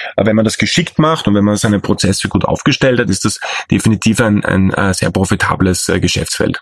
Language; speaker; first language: German; native; German